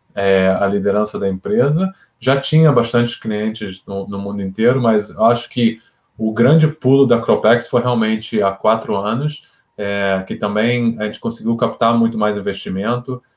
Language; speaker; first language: Portuguese; native; Portuguese